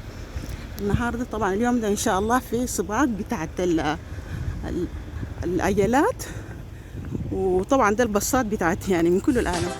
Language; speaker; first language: Arabic; native; Arabic